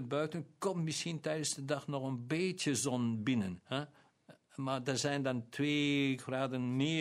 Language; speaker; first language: Dutch; non-native, local second language; German